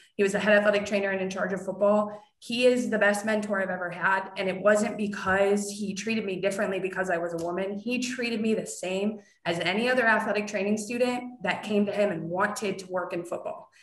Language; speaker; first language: English; native; English